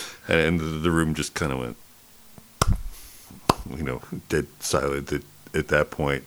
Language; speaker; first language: English; native; English